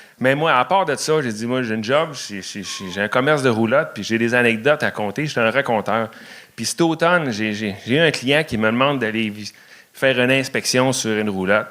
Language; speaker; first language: French; native; French